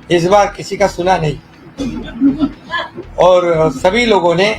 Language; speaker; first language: Hindi; non-native, local second language; Marathi